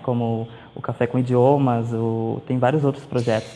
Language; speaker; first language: Portuguese; native; Portuguese